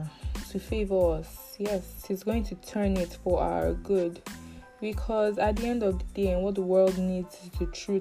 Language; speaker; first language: English; non-native, local second language; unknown